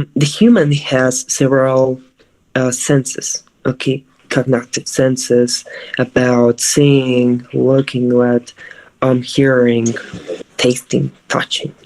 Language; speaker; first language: English; non-native, fluent; Spanish